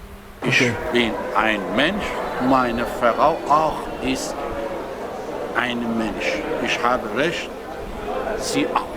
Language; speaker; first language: German; non-native, learner; Persian